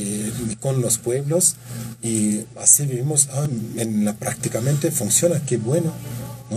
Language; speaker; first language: Spanish; non-native, learner; Kurdish